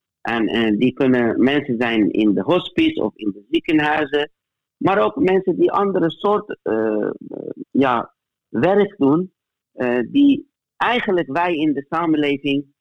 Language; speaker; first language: Dutch; non-native, fluent; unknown